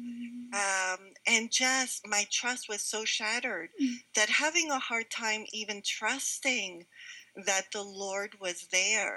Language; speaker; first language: English; native; English